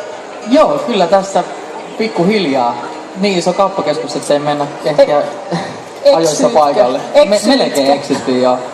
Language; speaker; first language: Finnish; native; Finnish